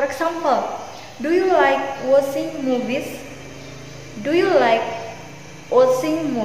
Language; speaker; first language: English; non-native, learner; Indonesian